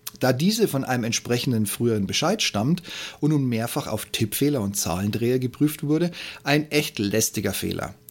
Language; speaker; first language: German; native; German